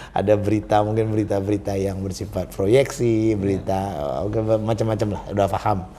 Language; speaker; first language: Indonesian; native; Indonesian